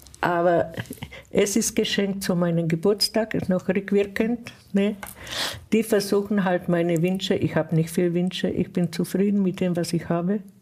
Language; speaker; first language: German; non-native, fluent; Czech